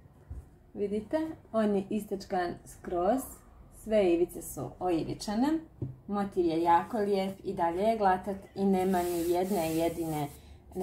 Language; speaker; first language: Croatian; native; Croatian